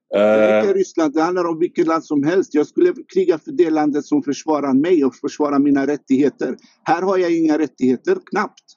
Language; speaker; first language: Swedish; non-native, fluent; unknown